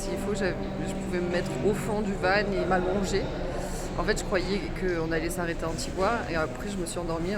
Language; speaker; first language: French; native; French